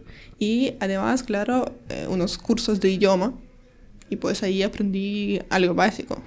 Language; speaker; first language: Spanish; non-native, learner; Ukrainian